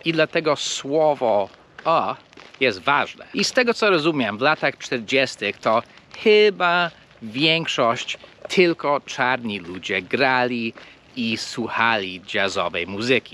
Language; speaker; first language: Polish; non-native, fluent; English